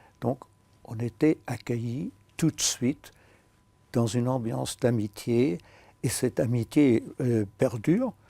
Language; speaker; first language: French; non-native, fluent; German